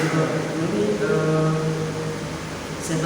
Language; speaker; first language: English; non-native, learner; Indonesian